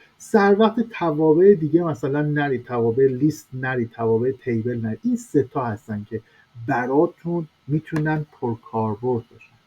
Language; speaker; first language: Persian; native; Persian